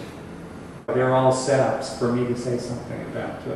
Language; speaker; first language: English; native; English